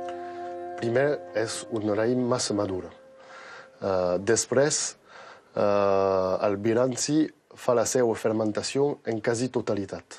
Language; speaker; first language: Catalan; non-native, local second language; French